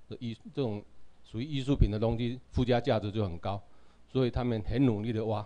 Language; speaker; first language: Chinese; non-native, local second language; Min Nan Chinese